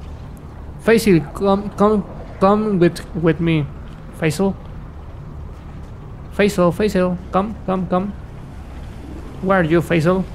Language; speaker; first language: English; non-native, learner; Spanish